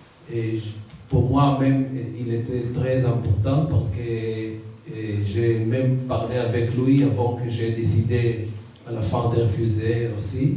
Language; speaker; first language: French; non-native, learner; Hebrew